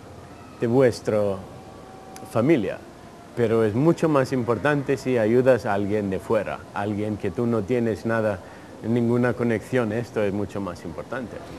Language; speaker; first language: Spanish; early bilingual, heritage; Spanish